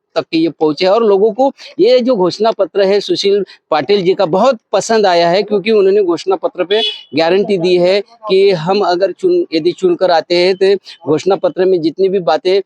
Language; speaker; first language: Hindi; non-native, local second language; Marathi